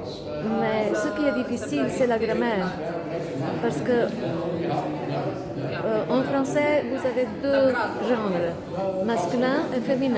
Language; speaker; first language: French; non-native, fluent; Slovenian